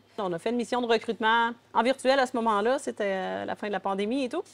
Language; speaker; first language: French; native; French